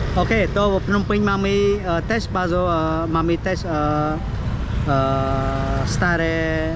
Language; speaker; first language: Polish; non-native, learner; Khmer